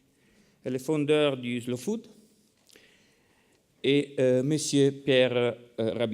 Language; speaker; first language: French; non-native, fluent; Italian